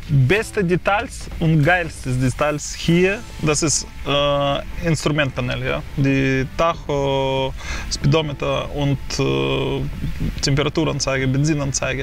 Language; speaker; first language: German; non-native, fluent; Russian